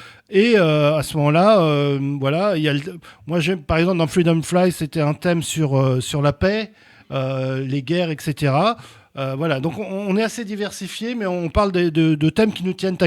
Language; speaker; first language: French; native; French